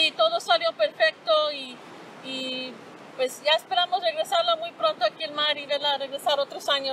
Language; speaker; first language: Spanish; early bilingual, other home language; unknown